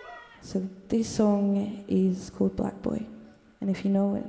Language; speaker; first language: English; non-native, local second language; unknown